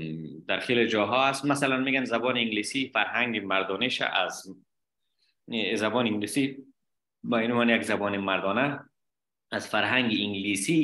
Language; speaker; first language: Persian; native; Persian